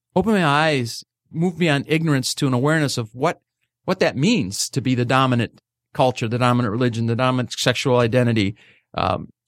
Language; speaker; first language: English; native; English